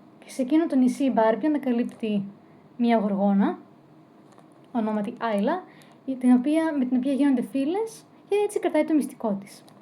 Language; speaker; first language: Greek; native; Greek